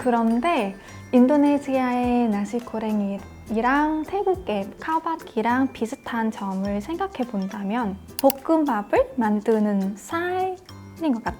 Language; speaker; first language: Korean; non-native, fluent; Vietnamese